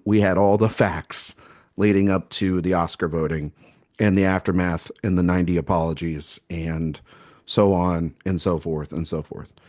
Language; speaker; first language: English; native; English